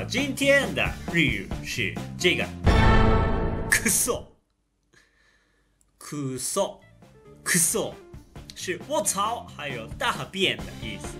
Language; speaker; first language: Chinese; non-native, fluent; Japanese